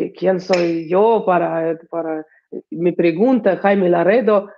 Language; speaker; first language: Spanish; non-native, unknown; Russian